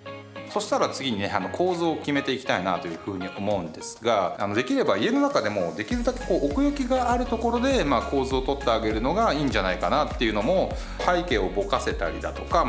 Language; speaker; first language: Japanese; native; Japanese